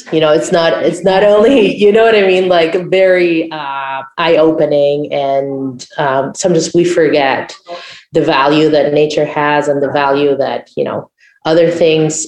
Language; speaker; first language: English; non-native, fluent; Spanish